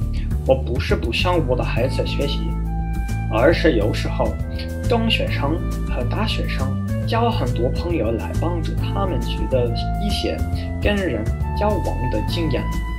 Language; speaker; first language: Chinese; non-native, learner; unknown